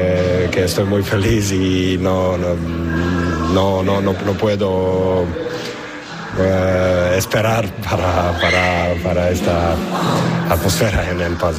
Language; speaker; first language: Spanish; non-native, learner; Croatian